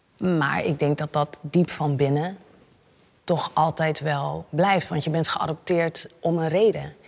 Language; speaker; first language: Dutch; native; Dutch